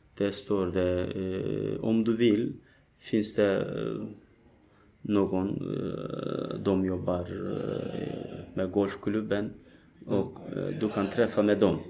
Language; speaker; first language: Swedish; non-native, learner; Turkish